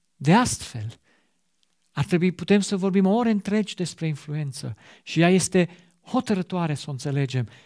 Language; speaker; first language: Romanian; non-native, fluent; German